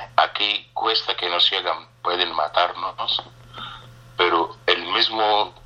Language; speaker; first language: Spanish; non-native, fluent; Arabic